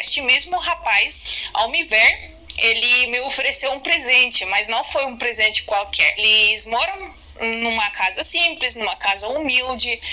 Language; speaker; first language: Portuguese; non-native, fluent; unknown